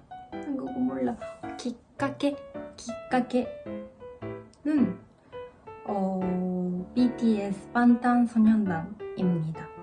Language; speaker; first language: Korean; non-native, learner; Japanese